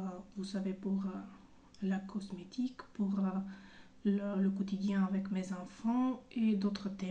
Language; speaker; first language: French; non-native, fluent; Bulgarian